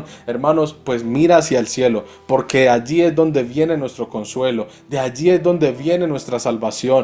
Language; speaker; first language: Spanish; native; Spanish